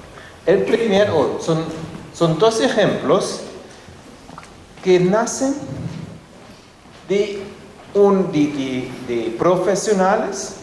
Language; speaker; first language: Spanish; non-native, fluent; German